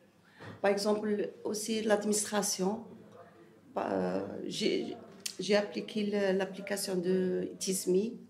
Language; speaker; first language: French; non-native, learner; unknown